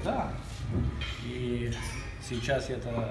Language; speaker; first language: Russian; non-native, learner; Bulgarian